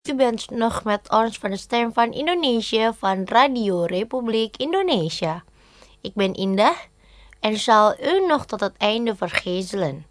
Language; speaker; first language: Dutch; non-native, fluent; Indonesian